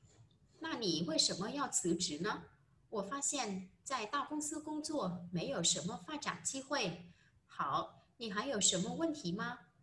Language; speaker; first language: Chinese; non-native, fluent; Vietnamese